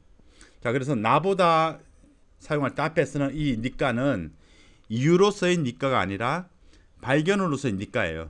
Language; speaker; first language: Korean; native; Korean